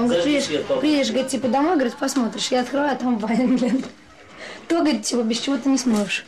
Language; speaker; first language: Russian; native; Russian